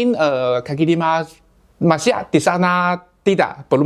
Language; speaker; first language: Indonesian; non-native, learner; Chinese